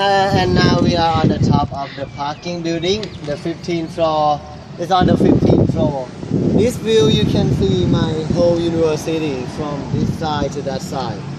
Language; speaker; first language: English; non-native, learner; Thai